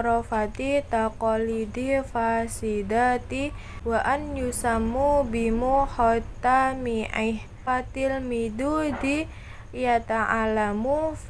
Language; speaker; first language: Arabic; non-native, learner; Indonesian